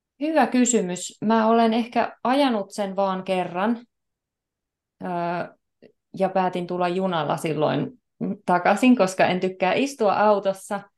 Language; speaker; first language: Finnish; native; Finnish